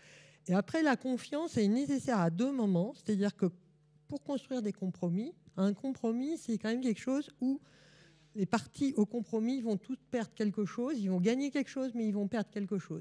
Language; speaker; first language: French; native; French